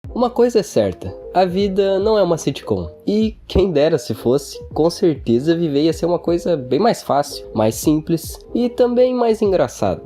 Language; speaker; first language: Portuguese; native; Portuguese